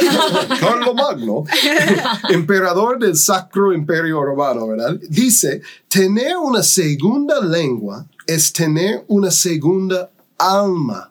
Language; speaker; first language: Spanish; non-native, fluent; English